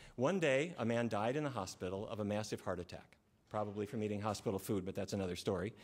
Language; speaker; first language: English; native; English